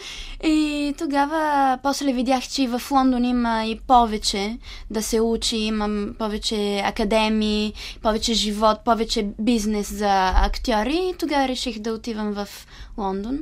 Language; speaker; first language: Bulgarian; early bilingual, heritage; Italian